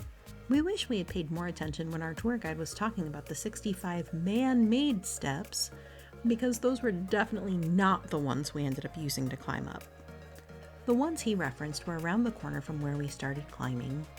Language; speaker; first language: English; native; English